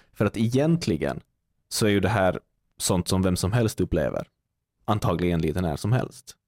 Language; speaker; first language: Swedish; native; Swedish